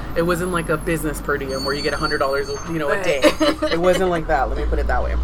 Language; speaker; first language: English; native; English